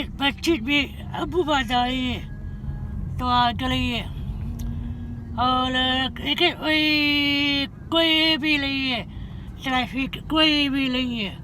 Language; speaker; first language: Hindi; non-native, learner; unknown